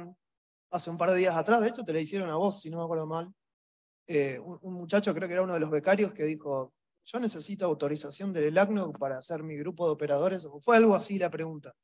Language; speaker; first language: Spanish; native; Spanish